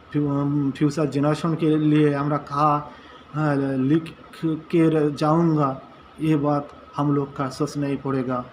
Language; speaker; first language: Hindi; non-native, local second language; Bangla